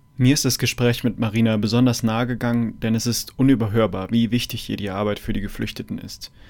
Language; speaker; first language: German; native; German